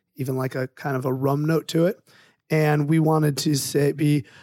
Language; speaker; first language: English; native; English